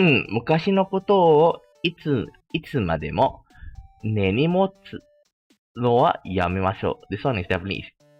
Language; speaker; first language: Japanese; non-native, fluent; Malay